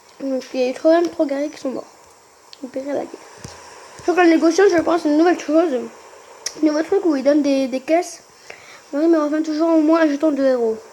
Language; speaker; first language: French; native; French